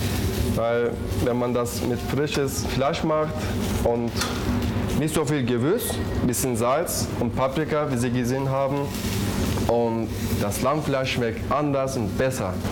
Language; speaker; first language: German; non-native, learner; Turkish